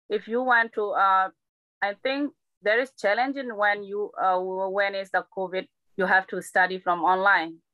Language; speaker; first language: English; non-native, learner; Burmese